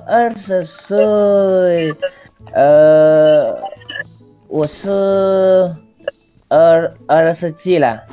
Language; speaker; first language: Chinese; non-native, learner; Indonesian